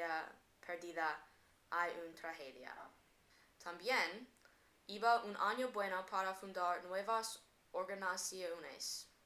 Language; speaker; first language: Spanish; non-native, learner; English